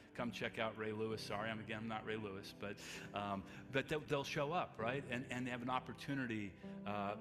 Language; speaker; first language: English; native; English